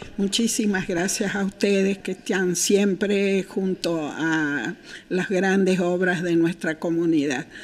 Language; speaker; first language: Spanish; native; Spanish